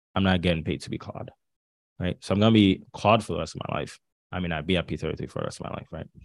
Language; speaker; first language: English; early bilingual, other home language; Haitian Creole